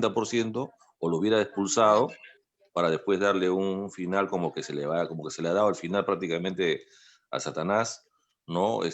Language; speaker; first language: Spanish; native; Spanish